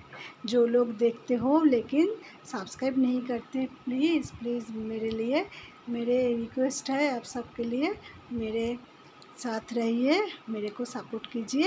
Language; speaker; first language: Hindi; non-native, local second language; Assamese